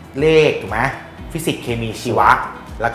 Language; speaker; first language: Thai; native; Thai